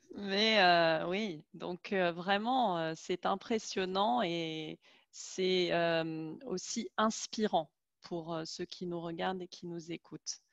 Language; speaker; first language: French; native; French